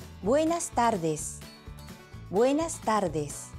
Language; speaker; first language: Spanish; non-native, fluent; Japanese